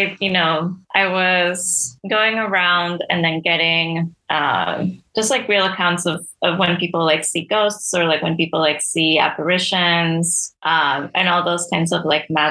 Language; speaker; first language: English; non-native, fluent; Spanish